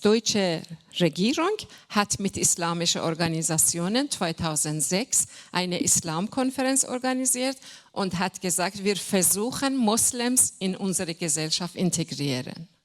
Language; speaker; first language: German; non-native, fluent; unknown